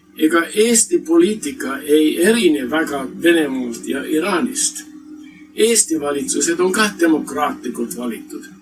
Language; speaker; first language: Estonian; early bilingual, heritage; Estonian